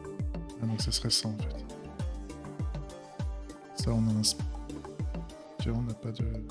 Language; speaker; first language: French; native; French